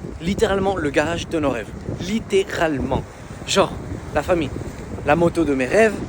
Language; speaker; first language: French; early bilingual, other home language; Spanish